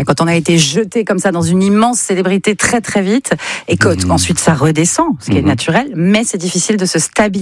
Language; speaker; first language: French; native; French